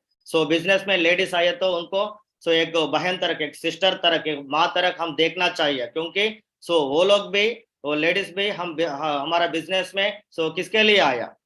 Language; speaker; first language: Hindi; non-native, local second language; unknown